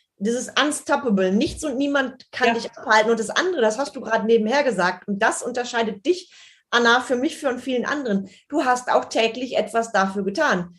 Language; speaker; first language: German; native; German